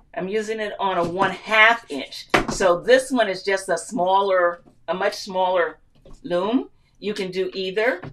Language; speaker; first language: English; native; English